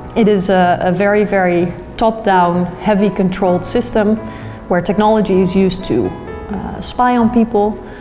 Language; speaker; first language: English; non-native, fluent; Dutch